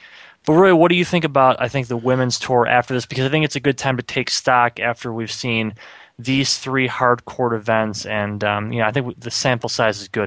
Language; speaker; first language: English; native; English